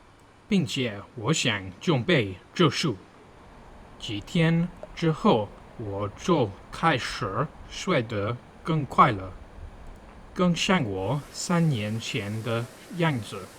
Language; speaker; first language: Chinese; non-native, learner; English